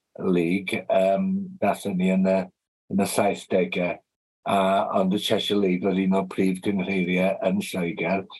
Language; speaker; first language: Welsh; native; Welsh